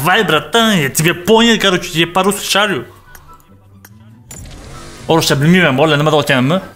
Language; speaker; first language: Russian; non-native, local second language; Uzbek